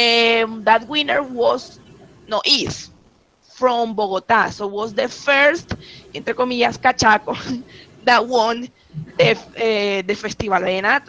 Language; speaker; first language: English; non-native, learner; Spanish